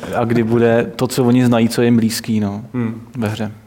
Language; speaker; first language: Czech; native; Czech